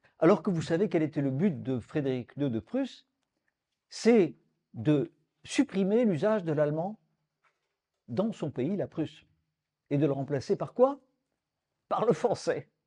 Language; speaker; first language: French; native; French